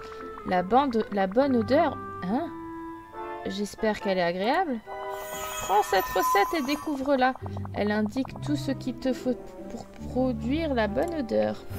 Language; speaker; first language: French; native; French